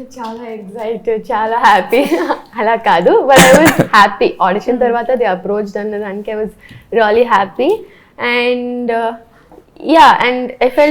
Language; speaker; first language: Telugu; early bilingual, heritage; Telugu